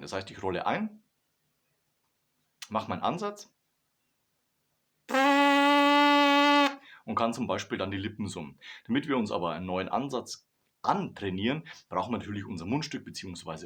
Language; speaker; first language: German; native; German